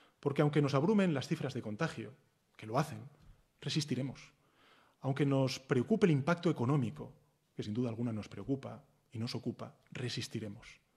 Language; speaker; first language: Spanish; native; Spanish